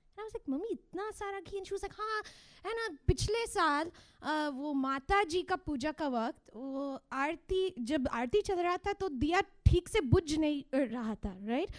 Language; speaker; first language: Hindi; early bilingual, heritage; Hindi